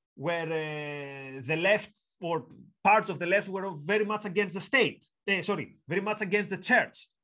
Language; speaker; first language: English; non-native, fluent; Greek